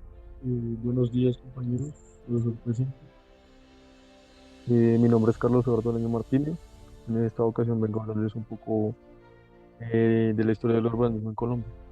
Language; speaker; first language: Spanish; native; Spanish